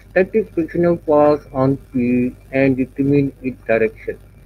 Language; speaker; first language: English; non-native, local second language; Malay